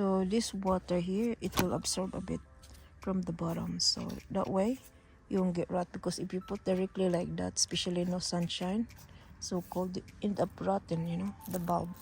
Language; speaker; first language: English; non-native, fluent; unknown